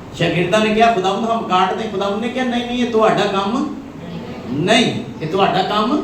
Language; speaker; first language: Urdu; non-native, local second language; Punjabi